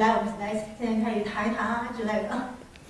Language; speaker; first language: Chinese; native; Chinese